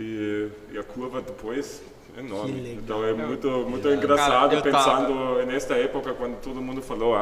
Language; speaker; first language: Portuguese; non-native, fluent; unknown